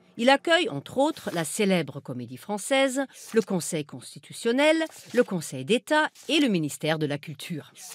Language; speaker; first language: French; non-native, fluent; German